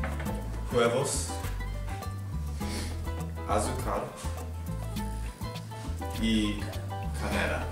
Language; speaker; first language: Spanish; non-native, learner; English